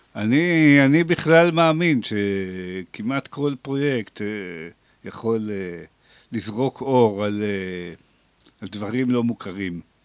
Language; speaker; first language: Hebrew; native; Hebrew